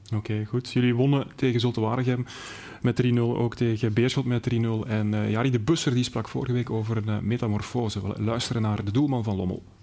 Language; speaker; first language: Dutch; native; Dutch